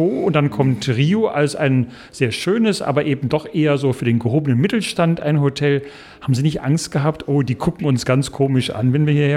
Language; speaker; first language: German; native; German